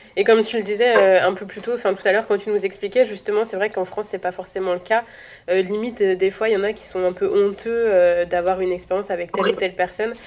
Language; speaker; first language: French; native; French